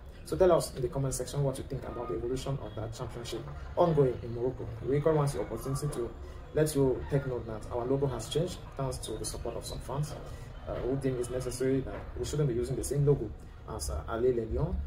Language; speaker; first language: English; non-native, local second language; French